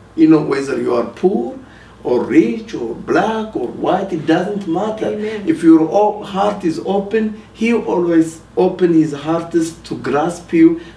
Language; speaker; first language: English; non-native, fluent; Amharic